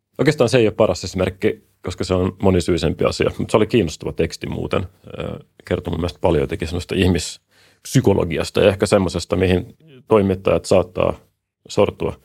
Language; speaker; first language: Finnish; native; Finnish